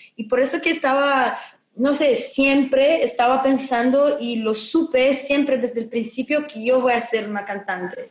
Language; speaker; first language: Spanish; non-native, fluent; Romanian